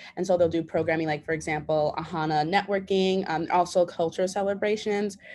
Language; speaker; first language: English; native; English